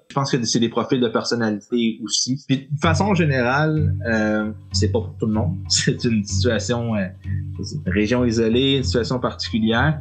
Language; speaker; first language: French; native; French